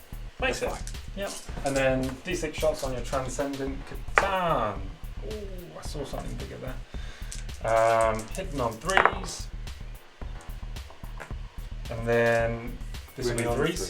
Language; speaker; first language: English; native; English